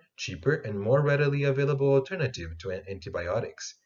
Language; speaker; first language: English; non-native, fluent; Portuguese